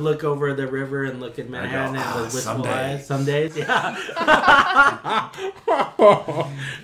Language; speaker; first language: English; native; English